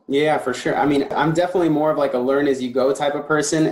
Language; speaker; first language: English; native; English